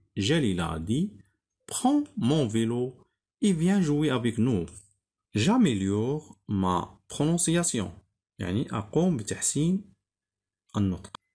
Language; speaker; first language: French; non-native, local second language; Arabic